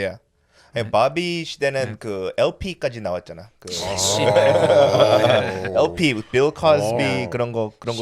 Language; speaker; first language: Korean; early bilingual, heritage; Korean